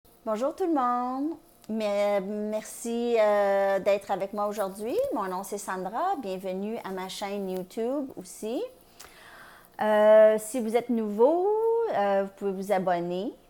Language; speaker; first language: French; native; French